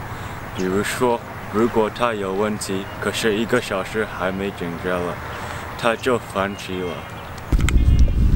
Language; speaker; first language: Chinese; non-native, learner; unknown